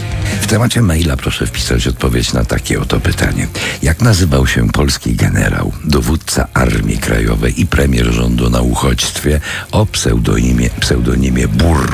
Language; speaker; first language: Polish; native; Polish